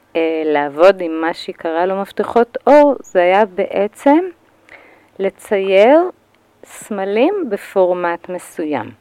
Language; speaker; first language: Hebrew; native; Hebrew